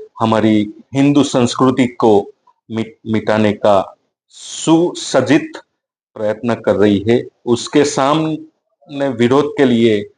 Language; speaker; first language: Hindi; non-native, local second language; Gujarati